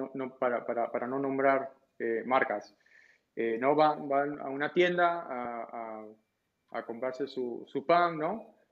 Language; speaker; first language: Spanish; early bilingual, heritage; Spanish